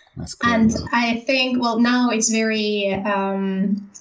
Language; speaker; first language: English; non-native, fluent; Spanish